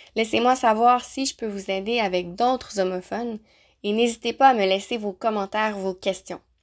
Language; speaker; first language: French; native; French